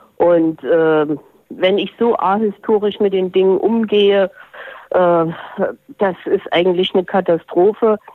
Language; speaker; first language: German; native; German